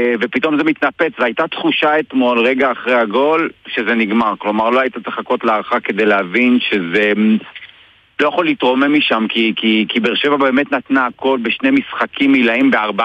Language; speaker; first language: Hebrew; native; Hebrew